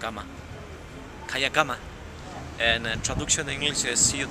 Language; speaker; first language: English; non-native, learner; Spanish